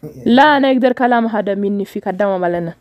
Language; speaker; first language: Arabic; non-native, learner; Oromo